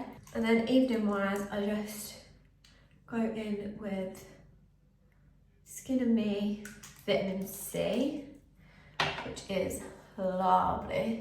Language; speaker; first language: English; native; English